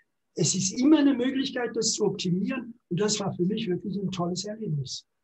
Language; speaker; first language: German; non-native, fluent; French